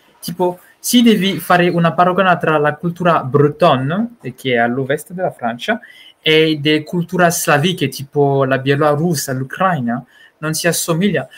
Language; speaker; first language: Italian; non-native, learner; Malagasy